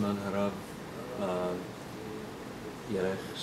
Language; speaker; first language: Hebrew; non-native, learner; English